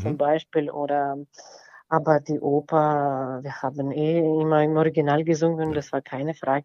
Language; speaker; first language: German; non-native, fluent; Ukrainian